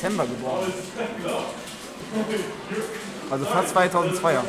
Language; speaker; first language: German; native; German